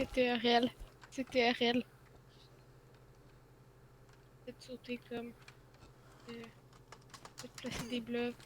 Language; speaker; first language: French; native; French